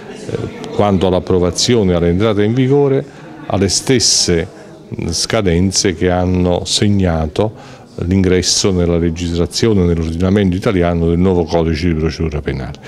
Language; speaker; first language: Italian; native; Italian